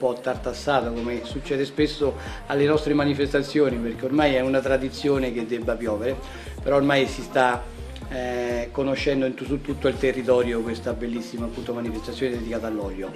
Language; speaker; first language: Italian; native; Italian